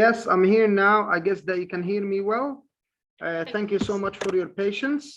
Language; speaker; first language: English; non-native, fluent; Arabic